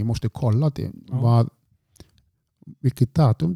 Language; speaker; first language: Swedish; non-native, fluent; Icelandic